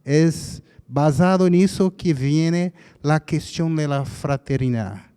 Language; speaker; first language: Spanish; non-native, fluent; Portuguese